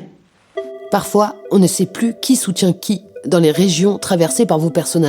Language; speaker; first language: French; native; French